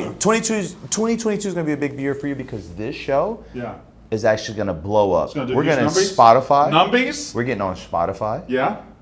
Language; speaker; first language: English; native; English